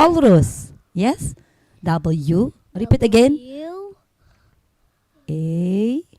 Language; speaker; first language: English; non-native, learner; Indonesian